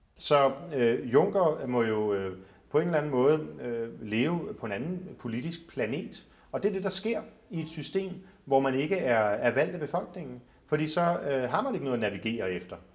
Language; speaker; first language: Danish; native; Danish